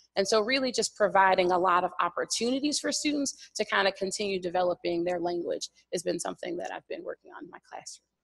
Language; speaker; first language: English; native; English